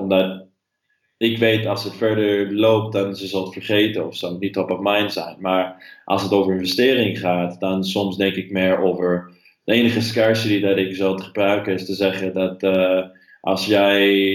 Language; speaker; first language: Dutch; non-native, fluent; English